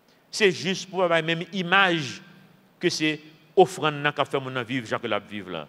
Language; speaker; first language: French; non-native, local second language; Haitian Creole